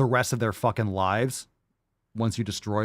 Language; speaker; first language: English; native; English